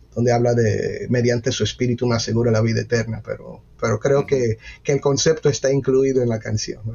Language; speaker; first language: Spanish; early bilingual, heritage; Spanish